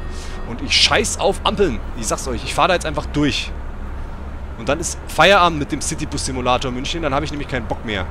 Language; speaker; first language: German; native; German